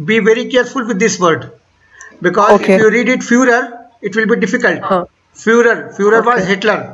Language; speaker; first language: English; non-native, local second language; Hindi